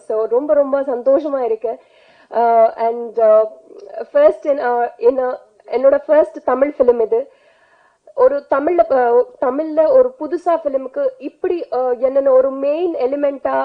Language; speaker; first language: Tamil; non-native, learner; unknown